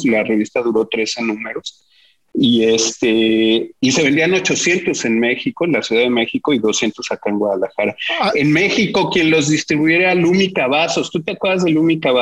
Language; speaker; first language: Spanish; native; Spanish